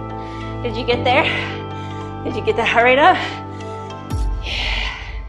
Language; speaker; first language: English; native; English